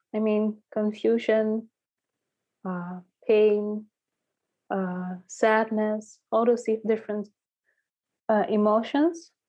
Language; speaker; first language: English; early bilingual, heritage; Dutch